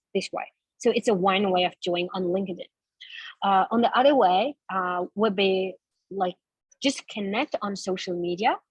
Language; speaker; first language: English; non-native, fluent; Kazakh